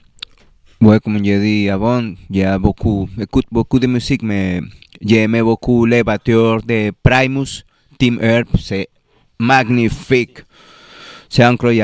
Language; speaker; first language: French; non-native, learner; Spanish